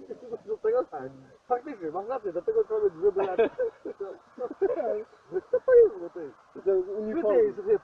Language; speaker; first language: Polish; non-native, learner; Slovenian